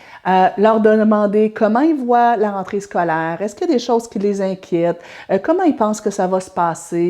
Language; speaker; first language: French; native; French